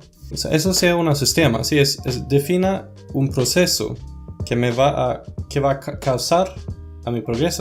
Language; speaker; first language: Spanish; non-native, fluent; Swedish